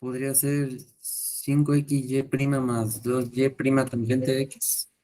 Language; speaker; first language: Spanish; native; Spanish